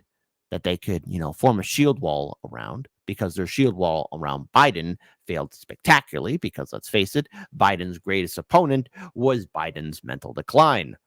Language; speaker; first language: English; native; English